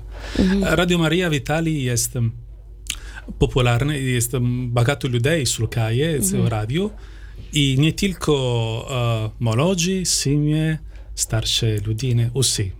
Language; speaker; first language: Ukrainian; non-native, learner; Italian